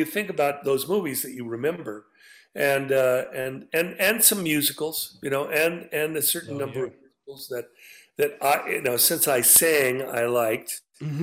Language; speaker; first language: English; native; English